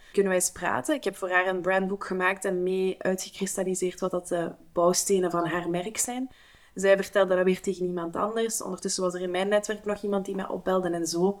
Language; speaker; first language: Dutch; native; Dutch